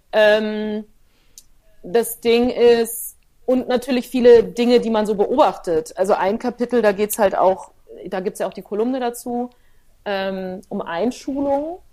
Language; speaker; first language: German; early bilingual, other home language; Plautdietsch